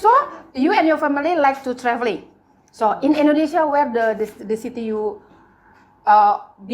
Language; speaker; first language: English; non-native, learner; Indonesian